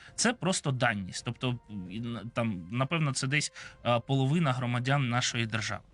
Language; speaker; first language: Ukrainian; non-native, local second language; Russian